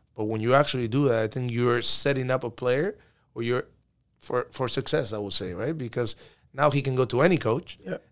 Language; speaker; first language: English; early bilingual, other home language; Spanish